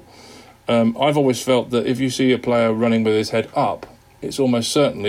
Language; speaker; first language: English; native; English